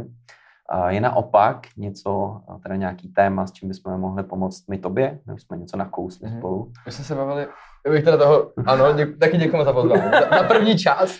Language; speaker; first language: Czech; native; Czech